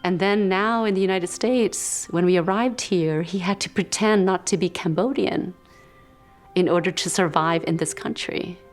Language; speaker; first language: English; early bilingual, other home language; Khmer